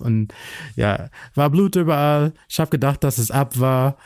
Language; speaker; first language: German; non-native, fluent; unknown